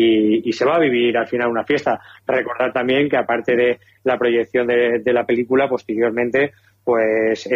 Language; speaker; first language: Spanish; native; Spanish